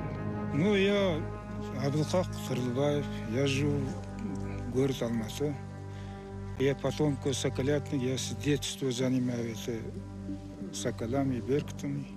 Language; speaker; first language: Russian; non-native, local second language; Kazakh